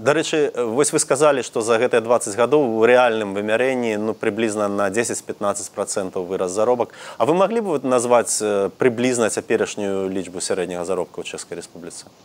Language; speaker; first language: Belarusian; native; Belarusian